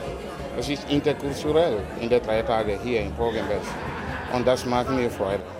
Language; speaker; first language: German; non-native, learner; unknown